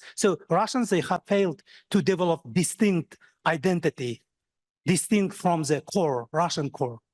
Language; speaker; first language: English; non-native, fluent; Kazakh